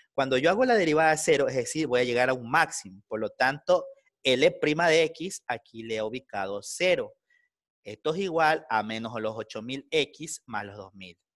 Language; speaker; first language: Spanish; native; Spanish